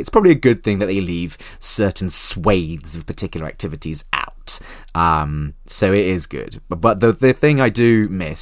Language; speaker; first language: English; native; English